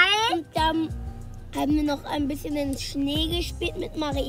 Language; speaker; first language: German; early bilingual, other home language; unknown